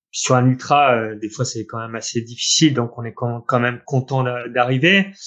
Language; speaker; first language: French; native; French